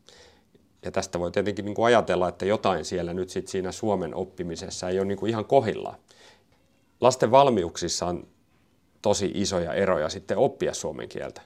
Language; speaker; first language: Finnish; native; Finnish